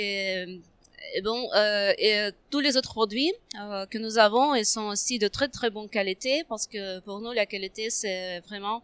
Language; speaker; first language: French; non-native, fluent; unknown